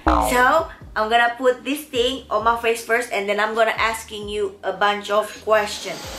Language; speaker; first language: English; non-native, fluent; Indonesian